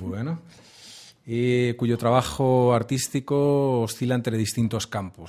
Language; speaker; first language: Spanish; native; Spanish